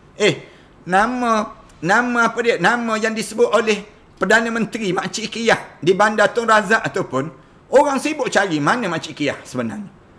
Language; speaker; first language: Malay; native; Malay